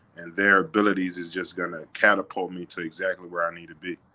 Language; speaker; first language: English; native; English